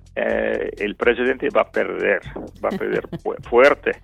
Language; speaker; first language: Spanish; non-native, fluent; English